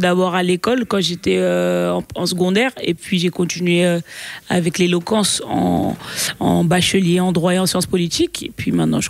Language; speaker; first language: French; native; French